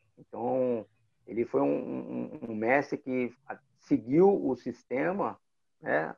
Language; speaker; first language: Portuguese; native; Portuguese